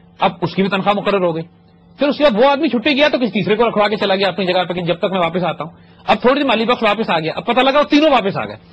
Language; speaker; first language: Urdu; native; Urdu